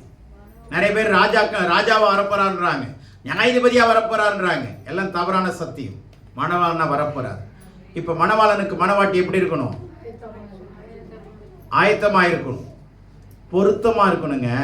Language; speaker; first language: Tamil; native; Tamil